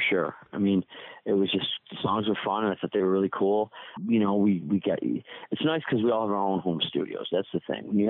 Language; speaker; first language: English; native; English